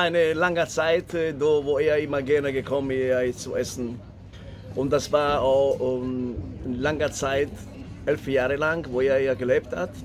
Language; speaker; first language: German; non-native, learner; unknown